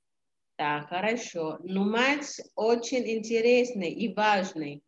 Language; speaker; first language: Russian; non-native, fluent; Indonesian